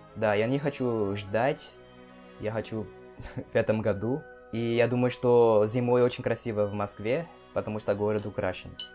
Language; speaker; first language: Russian; non-native, fluent; Portuguese